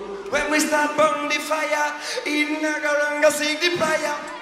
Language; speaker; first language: English; non-native, fluent; German